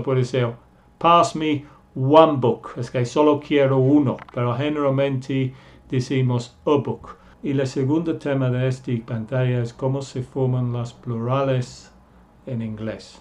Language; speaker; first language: Spanish; non-native, fluent; English